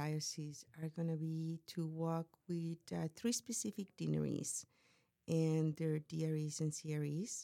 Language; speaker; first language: English; non-native, fluent; Spanish